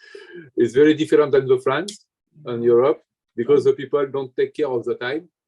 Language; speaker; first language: English; non-native, learner; French